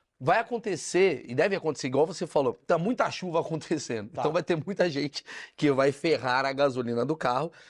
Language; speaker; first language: Portuguese; native; Portuguese